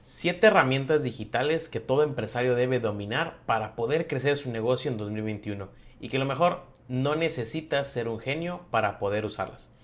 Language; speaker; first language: Spanish; native; Spanish